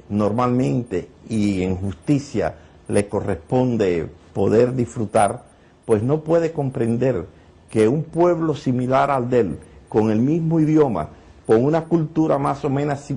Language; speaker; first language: Spanish; native; Spanish